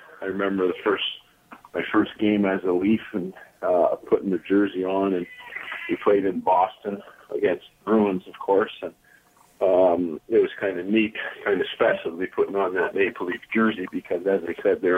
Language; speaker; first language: English; native; English